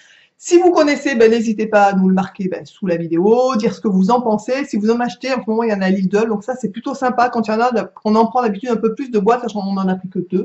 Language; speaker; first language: French; native; French